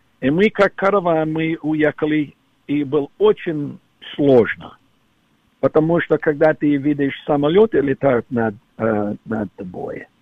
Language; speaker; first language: Russian; non-native, fluent; English